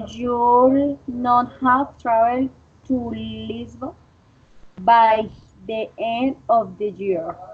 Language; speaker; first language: English; non-native, learner; Spanish